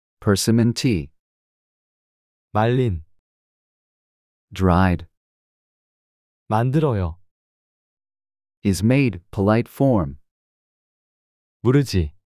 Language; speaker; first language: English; non-native, fluent; Korean